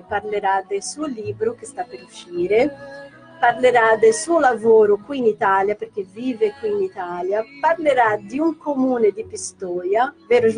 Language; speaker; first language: Italian; non-native, fluent; Portuguese